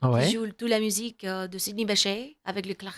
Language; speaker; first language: French; non-native, learner; English